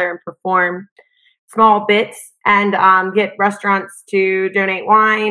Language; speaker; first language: English; native; English